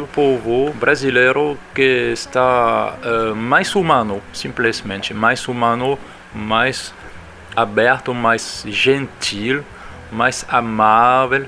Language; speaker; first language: Portuguese; non-native, fluent; French